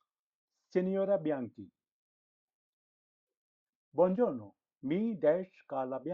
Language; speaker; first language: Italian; non-native, fluent; Hindi